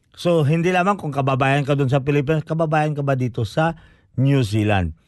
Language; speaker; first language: Filipino; non-native, local second language; Hiligaynon